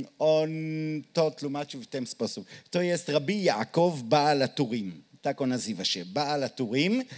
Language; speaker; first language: Polish; non-native, learner; Hebrew